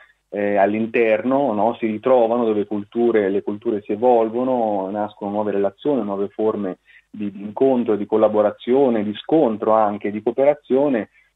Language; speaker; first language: Italian; native; Italian